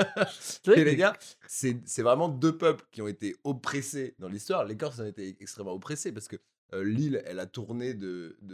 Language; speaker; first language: French; native; French